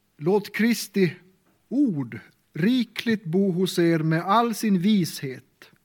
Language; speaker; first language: Swedish; native; Swedish